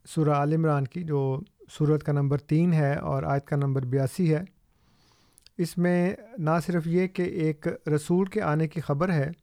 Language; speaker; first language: Urdu; non-native, local second language; Punjabi